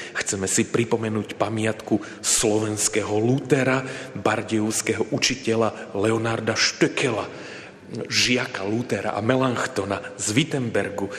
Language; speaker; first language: Slovak; native; Slovak